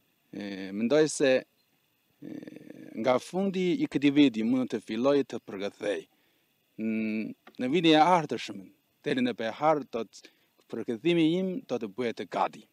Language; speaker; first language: Albanian; non-native, fluent; Chinese